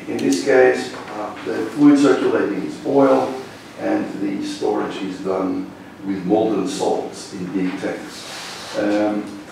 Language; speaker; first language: English; non-native, fluent; Portuguese